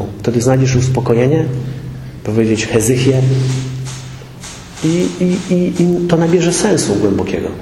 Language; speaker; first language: Polish; native; Polish